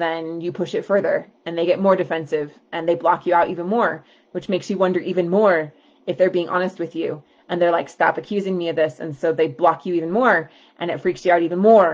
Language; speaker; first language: English; native; English